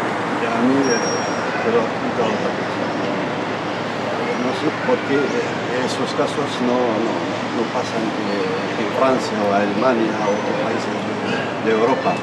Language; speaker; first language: Spanish; non-native, fluent; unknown